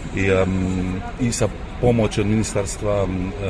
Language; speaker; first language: Serbian; early bilingual, heritage; French